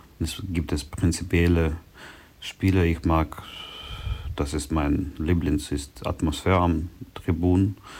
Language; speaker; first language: German; non-native, learner; Ukrainian